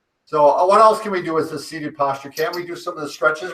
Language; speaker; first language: English; native; English